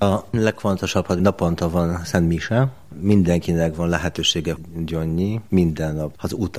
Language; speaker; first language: Hungarian; non-native, learner; Polish